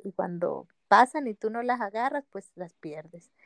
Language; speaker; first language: Spanish; native; Spanish